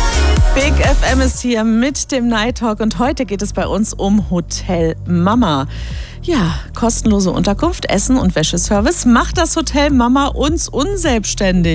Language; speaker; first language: German; native; German